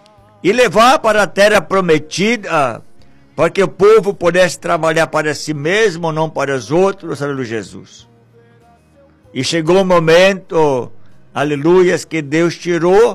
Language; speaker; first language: Portuguese; native; Portuguese